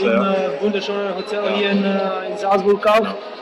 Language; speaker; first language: German; non-native, learner; English